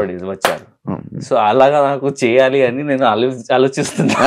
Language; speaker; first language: Telugu; non-native, learner; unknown